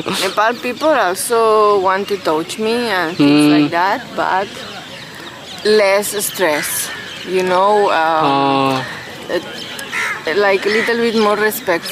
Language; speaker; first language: English; non-native, learner; Spanish